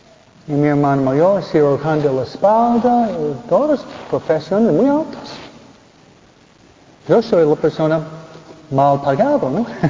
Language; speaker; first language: Spanish; non-native, fluent; English